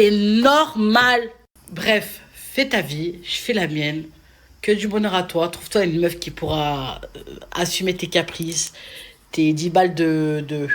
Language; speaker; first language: French; native; French